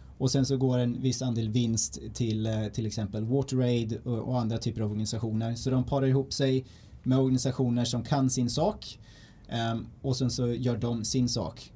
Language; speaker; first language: Swedish; native; Swedish